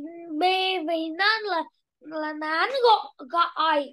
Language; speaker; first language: Chinese; non-native, learner; Vietnamese